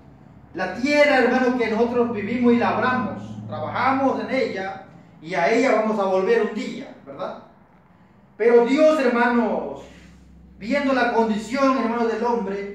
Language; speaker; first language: Spanish; native; Spanish